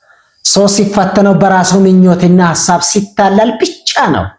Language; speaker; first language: Amharic; native; Amharic